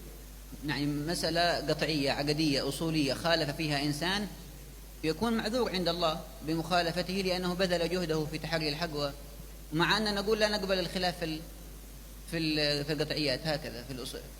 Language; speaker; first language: Arabic; native; Arabic